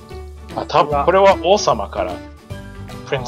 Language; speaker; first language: Japanese; non-native, fluent; English